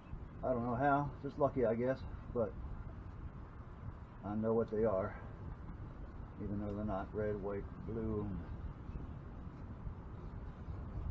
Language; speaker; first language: English; native; English